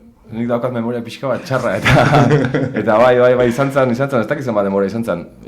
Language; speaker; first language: Basque; native; Basque